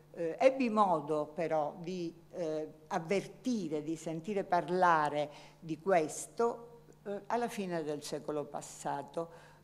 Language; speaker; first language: Italian; native; Italian